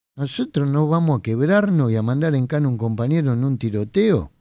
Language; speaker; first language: Spanish; native; Spanish